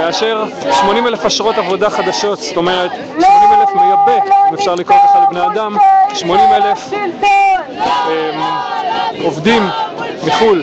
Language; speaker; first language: Hebrew; native; Hebrew